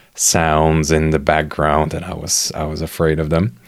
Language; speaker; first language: English; non-native, fluent; Polish